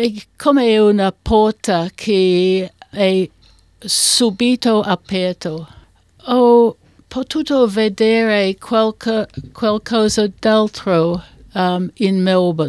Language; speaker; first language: Italian; non-native, learner; English